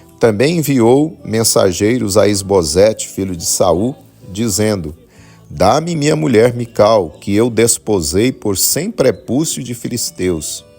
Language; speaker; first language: Portuguese; native; Portuguese